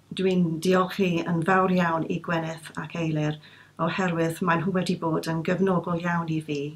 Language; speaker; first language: Welsh; non-native, learner; English